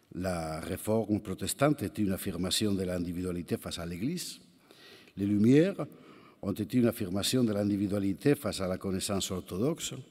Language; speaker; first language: French; non-native, fluent; Spanish